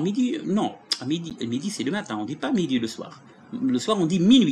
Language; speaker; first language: French; non-native, local second language; Arabic